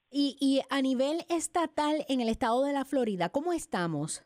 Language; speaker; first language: Spanish; native; Spanish